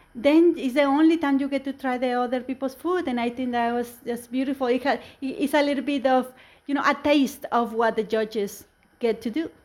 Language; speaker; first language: English; non-native, fluent; Spanish